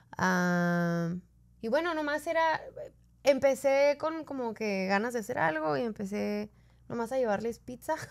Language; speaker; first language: Spanish; native; Spanish